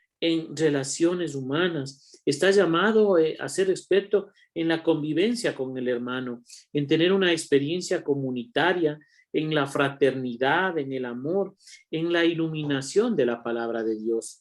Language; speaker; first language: Spanish; native; Spanish